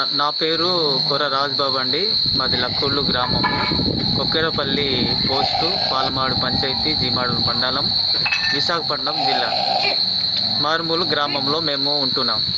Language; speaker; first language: Telugu; native; Telugu